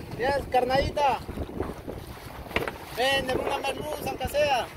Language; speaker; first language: Spanish; native; Spanish